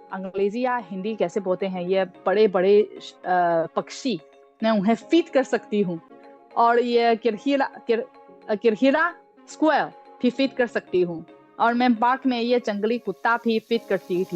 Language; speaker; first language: Hindi; non-native, fluent; Chinese